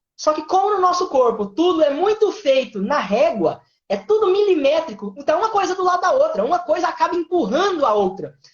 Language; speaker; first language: Portuguese; native; Portuguese